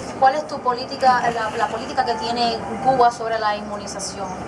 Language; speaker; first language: Spanish; non-native, fluent; English